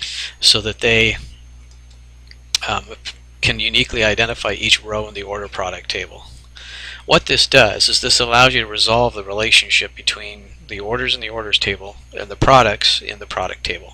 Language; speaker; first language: English; native; English